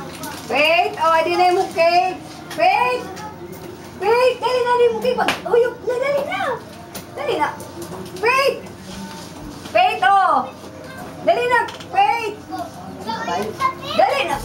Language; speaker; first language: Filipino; non-native, local second language; Waray